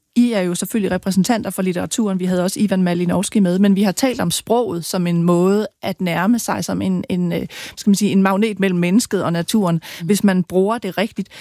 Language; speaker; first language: Danish; native; Danish